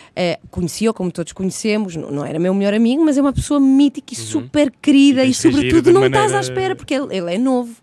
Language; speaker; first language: Portuguese; early bilingual, other home language; Spanish